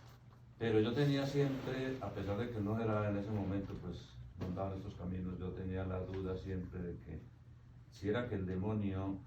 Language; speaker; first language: Spanish; native; Spanish